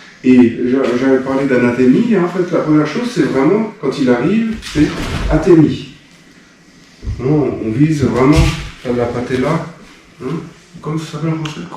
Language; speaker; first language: French; native; French